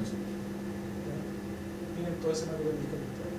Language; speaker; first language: Spanish; native; Spanish